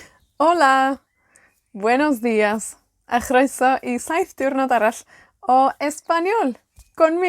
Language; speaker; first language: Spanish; non-native, fluent; Welsh